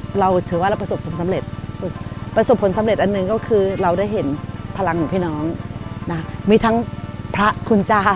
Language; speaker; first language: Thai; native; Thai